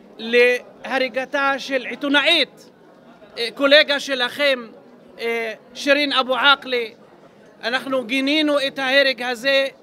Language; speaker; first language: Hebrew; non-native, local second language; Arabic